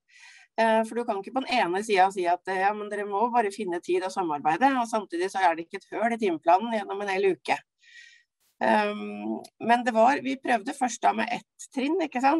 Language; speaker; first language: Norwegian; native; Norwegian